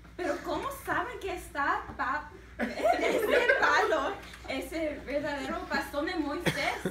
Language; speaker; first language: Spanish; non-native, learner; English